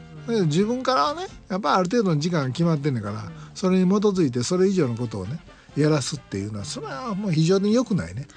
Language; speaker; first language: Japanese; native; Japanese